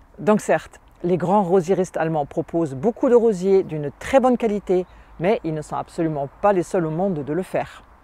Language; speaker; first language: French; non-native, fluent; German